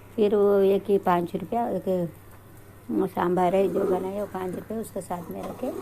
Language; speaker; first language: Hindi; non-native, local second language; Tamil